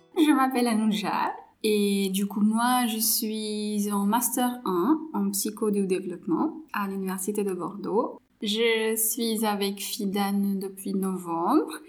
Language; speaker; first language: French; non-native, fluent; Marathi